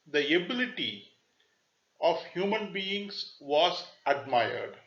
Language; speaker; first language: English; non-native, local second language; Tamil